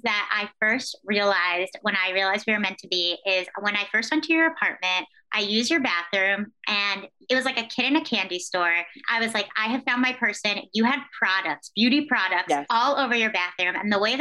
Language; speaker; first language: English; native; English